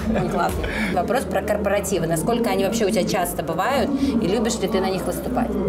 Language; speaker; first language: Russian; native; Russian